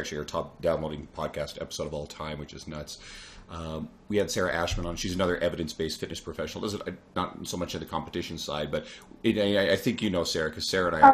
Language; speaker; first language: English; native; English